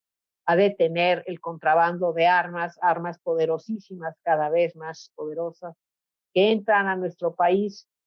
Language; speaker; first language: Spanish; native; Spanish